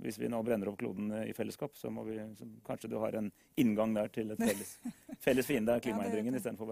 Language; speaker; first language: Norwegian; native; Norwegian